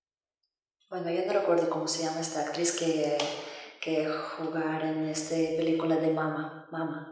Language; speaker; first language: Spanish; non-native, learner; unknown